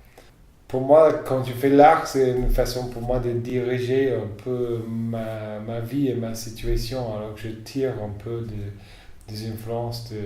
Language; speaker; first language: French; non-native, fluent; English